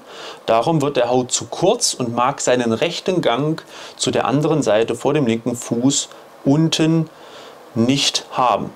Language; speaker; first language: German; native; German